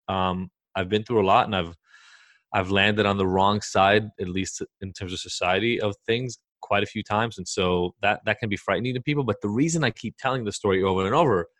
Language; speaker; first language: English; early bilingual, other home language; Hebrew